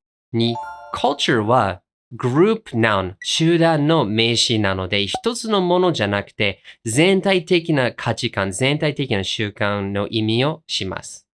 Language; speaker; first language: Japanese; non-native, fluent; English